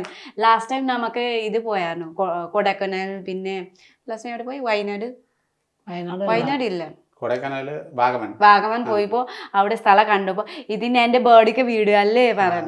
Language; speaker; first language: Malayalam; non-native, fluent; Nepali